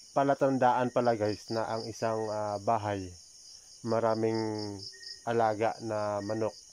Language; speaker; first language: Filipino; non-native, local second language; Hiligaynon